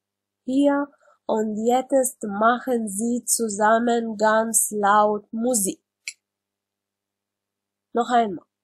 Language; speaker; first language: German; non-native, learner; Arabic